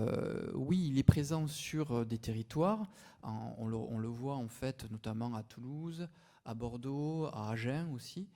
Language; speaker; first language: French; native; French